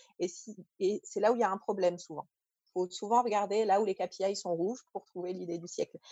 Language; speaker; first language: French; early bilingual, other home language; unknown